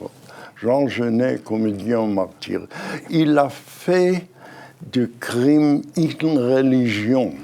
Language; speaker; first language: French; non-native, fluent; Hebrew